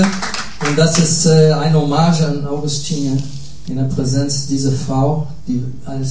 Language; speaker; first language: German; non-native, fluent; Portuguese